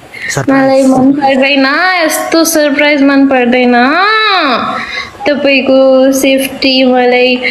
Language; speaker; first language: Nepali; non-native, learner; Hindi